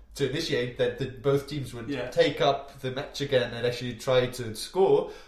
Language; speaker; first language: English; non-native, fluent; German